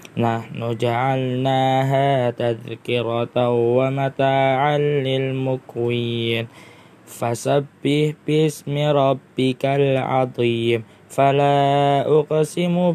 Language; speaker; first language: Arabic; non-native, learner; Indonesian